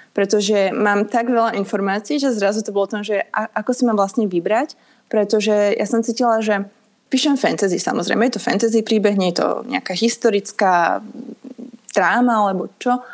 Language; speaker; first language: Slovak; native; Slovak